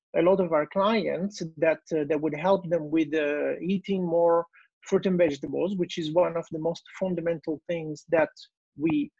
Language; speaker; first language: English; non-native, fluent; Italian